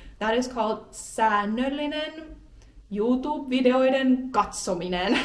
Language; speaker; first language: Finnish; native; Finnish